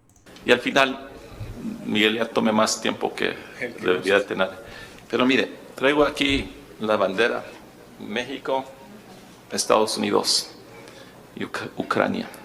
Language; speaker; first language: Spanish; non-native, fluent; English